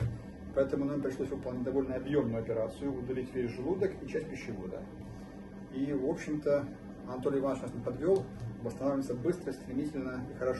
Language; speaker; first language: Russian; native; Russian